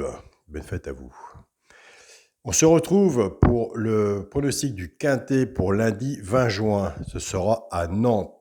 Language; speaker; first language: French; native; French